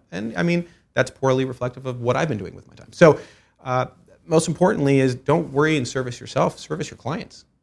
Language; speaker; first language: English; early bilingual, other home language; Persian